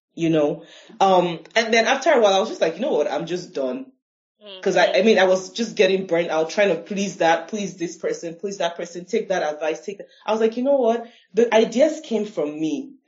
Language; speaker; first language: English; non-native, local second language; Igbo